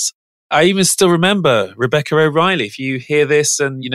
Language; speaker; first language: English; native; English